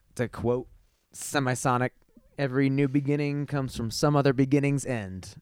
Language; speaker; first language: English; native; English